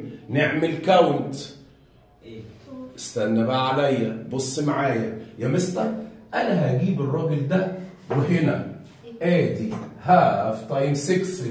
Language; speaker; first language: Arabic; native; Arabic